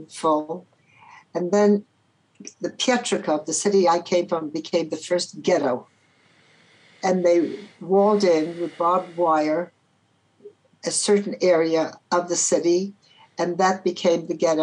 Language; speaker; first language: English; early bilingual, other home language; Polish